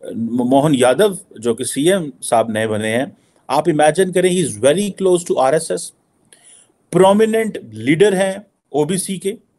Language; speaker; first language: Urdu; native; Urdu